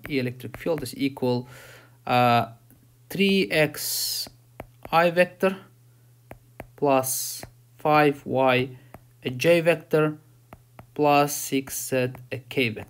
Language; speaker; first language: English; non-native, fluent; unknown